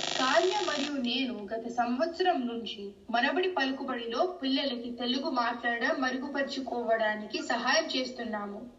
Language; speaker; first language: Telugu; early bilingual, heritage; Telugu